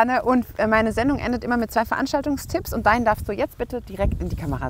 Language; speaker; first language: German; native; German